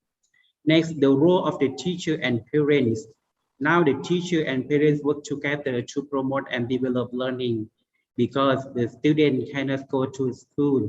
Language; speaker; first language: English; non-native, learner; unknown